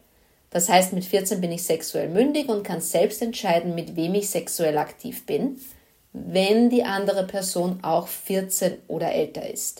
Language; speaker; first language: German; native; German